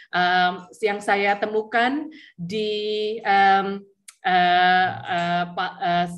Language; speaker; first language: Indonesian; early bilingual, heritage; Indonesian